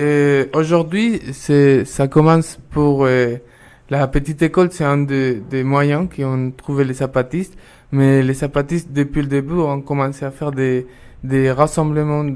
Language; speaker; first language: French; non-native, fluent; Spanish